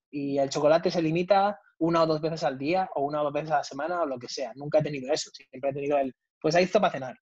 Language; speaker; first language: Spanish; native; Spanish